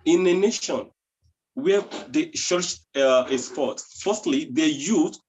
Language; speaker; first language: English; non-native, local second language; Yoruba